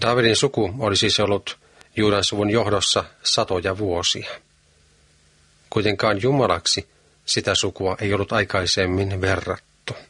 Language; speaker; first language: Finnish; native; Finnish